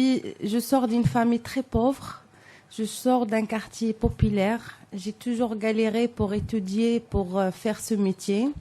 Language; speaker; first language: French; non-native, local second language; Arabic